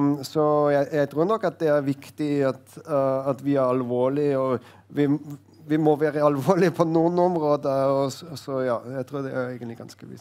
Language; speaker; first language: Norwegian; non-native, fluent; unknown